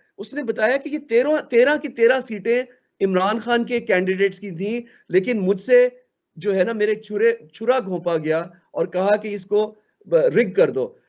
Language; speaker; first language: Urdu; native; Urdu